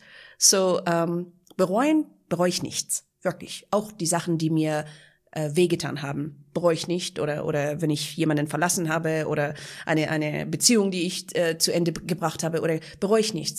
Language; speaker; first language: German; non-native, fluent; Persian